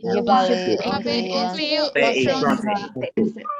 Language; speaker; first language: French; non-native, learner; Burmese